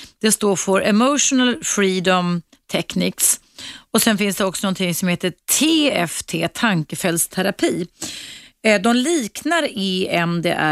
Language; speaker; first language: Swedish; native; Swedish